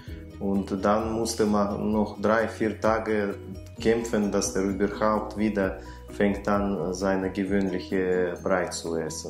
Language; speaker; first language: German; non-native, fluent; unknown